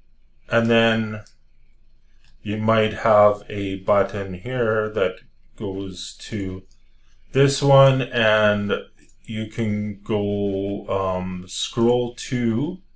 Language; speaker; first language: English; native; English